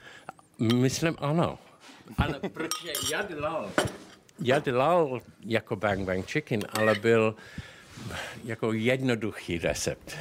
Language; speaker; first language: Czech; non-native, learner; English